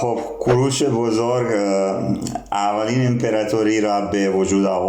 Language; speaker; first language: Persian; non-native, learner; Serbian